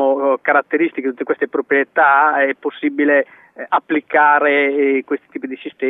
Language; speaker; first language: Italian; native; Italian